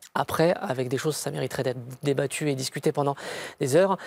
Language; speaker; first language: French; native; French